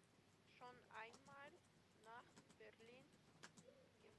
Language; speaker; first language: German; non-native, learner; Macedonian